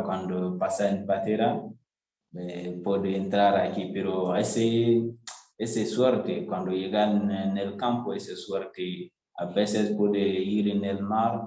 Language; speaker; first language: Spanish; non-native, learner; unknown